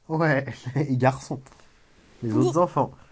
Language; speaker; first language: French; native; French